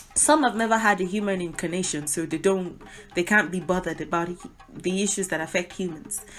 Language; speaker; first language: English; non-native, local second language; Yoruba